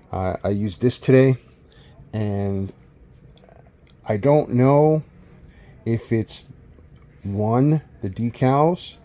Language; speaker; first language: English; native; English